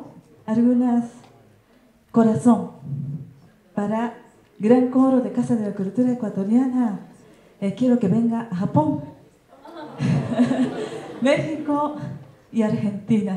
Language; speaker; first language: Spanish; non-native, learner; Japanese